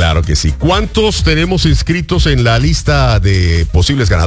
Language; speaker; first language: Spanish; native; Spanish